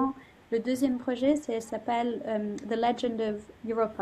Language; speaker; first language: French; non-native, fluent; English